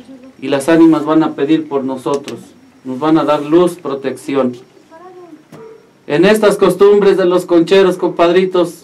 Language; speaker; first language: Spanish; native; Spanish